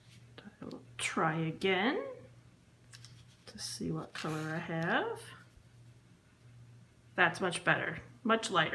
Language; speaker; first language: English; native; English